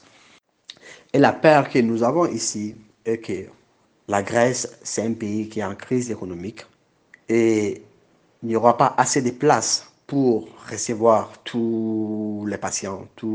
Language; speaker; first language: French; non-native, local second language; Bambara